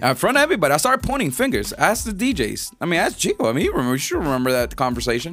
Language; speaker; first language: English; early bilingual, other home language; Spanish